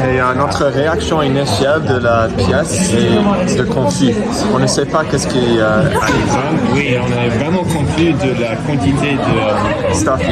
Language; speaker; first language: French; non-native, learner; English